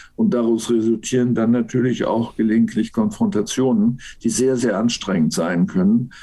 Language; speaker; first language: German; native; German